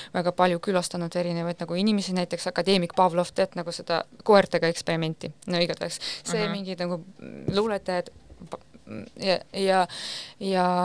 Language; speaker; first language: Estonian; non-native, local second language; Russian